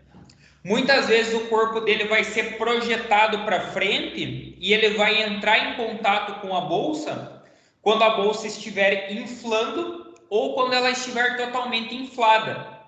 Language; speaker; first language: Portuguese; native; Portuguese